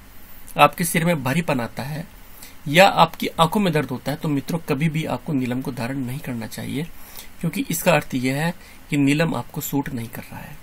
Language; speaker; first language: Hindi; native; Hindi